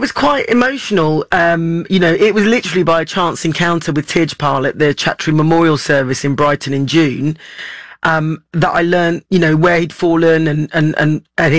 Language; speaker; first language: English; native; English